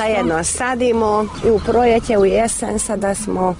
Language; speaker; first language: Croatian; non-native, local second language; Hungarian